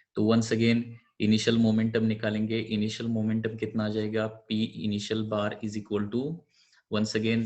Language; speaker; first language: Hindi; non-native, local second language; Marathi